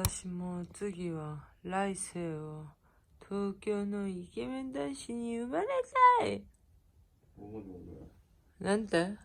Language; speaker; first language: Japanese; non-native, fluent; Korean